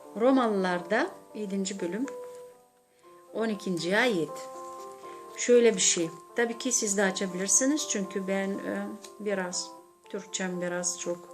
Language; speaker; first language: Turkish; non-native, learner; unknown